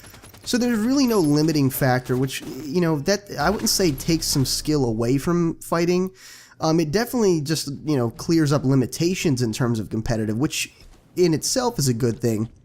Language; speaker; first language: English; native; English